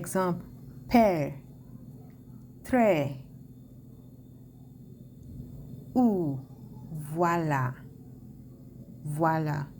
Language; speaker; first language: French; non-native, fluent; English